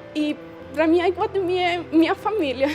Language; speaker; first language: Portuguese; non-native, fluent; Spanish